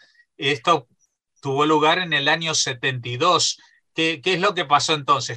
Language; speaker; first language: Spanish; native; Spanish